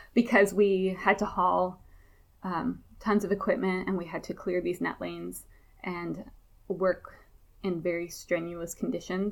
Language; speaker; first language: English; native; English